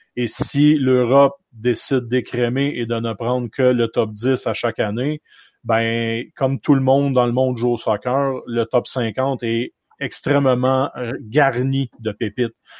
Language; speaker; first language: French; native; French